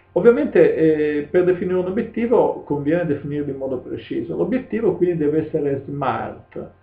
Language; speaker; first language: Italian; native; Italian